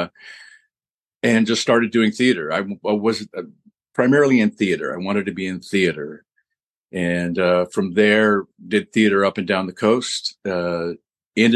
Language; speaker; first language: English; native; English